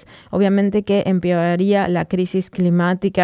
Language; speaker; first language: Spanish; native; Spanish